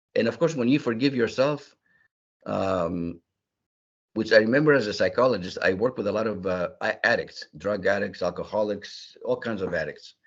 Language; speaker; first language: English; early bilingual, other home language; Greek